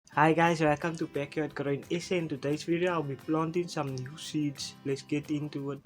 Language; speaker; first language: English; native; English